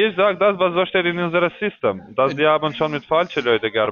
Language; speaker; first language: German; non-native, fluent; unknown